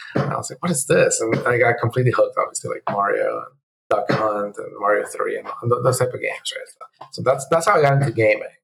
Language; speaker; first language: English; early bilingual, other home language; Spanish